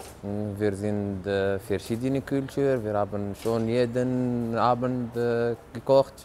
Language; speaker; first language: German; non-native, learner; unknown